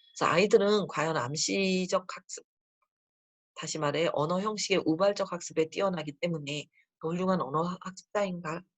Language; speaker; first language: Korean; native; Korean